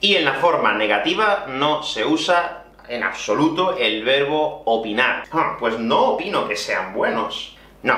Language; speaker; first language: Spanish; native; Spanish